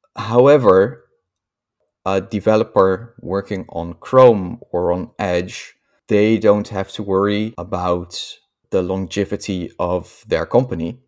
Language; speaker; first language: English; non-native, fluent; Dutch